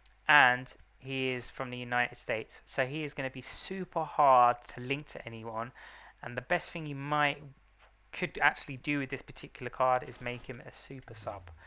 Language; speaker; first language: English; native; English